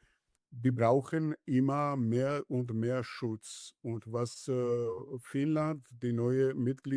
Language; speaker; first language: German; non-native, fluent; Georgian